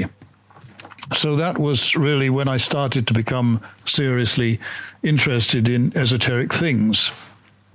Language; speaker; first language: English; native; English